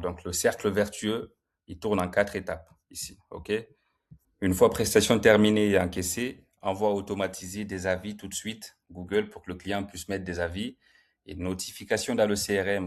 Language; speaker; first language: French; native; French